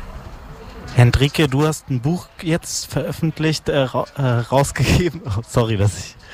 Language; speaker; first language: German; native; German